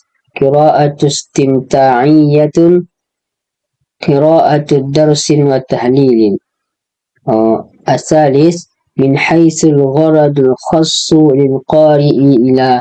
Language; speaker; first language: Arabic; non-native, learner; Indonesian